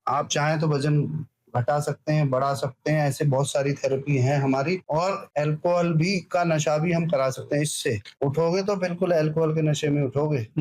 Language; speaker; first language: Hindi; native; Hindi